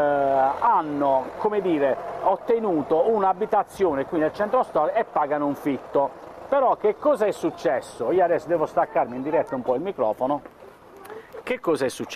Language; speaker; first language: Italian; native; Italian